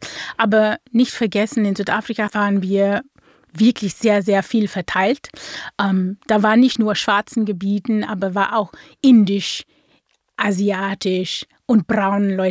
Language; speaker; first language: German; non-native, fluent; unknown